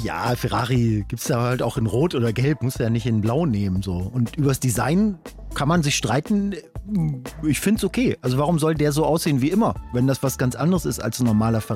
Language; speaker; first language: German; native; German